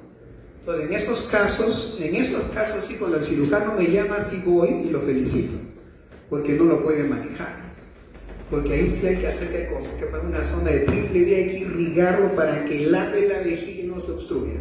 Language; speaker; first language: Spanish; native; Spanish